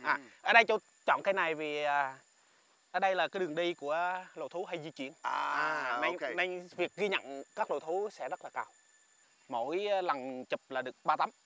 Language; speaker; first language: Vietnamese; native; Vietnamese